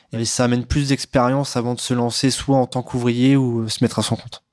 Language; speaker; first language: French; native; French